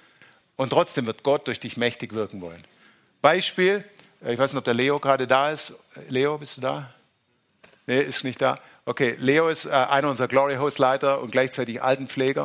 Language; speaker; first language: German; native; German